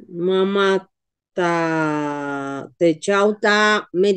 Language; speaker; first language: Chinese; non-native, learner; Spanish